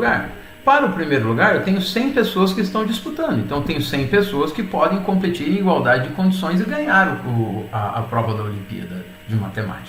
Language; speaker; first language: Portuguese; native; Portuguese